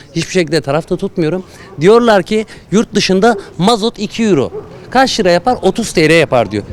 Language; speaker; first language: Turkish; native; Turkish